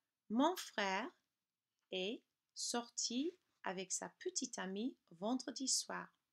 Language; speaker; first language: French; non-native, fluent; English